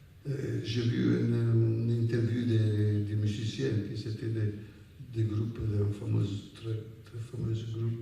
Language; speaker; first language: French; non-native, fluent; Italian